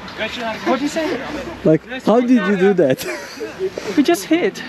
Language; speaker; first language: English; non-native, learner; Thai